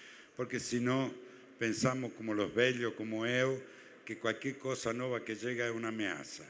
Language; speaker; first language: Portuguese; non-native, fluent; Spanish